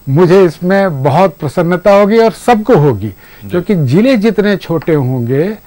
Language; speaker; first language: Hindi; native; Hindi